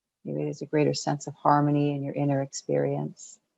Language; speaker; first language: English; native; English